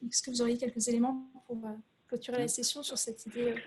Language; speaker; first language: French; native; French